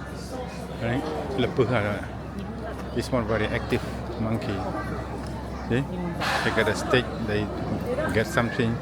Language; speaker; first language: English; non-native, learner; Vietnamese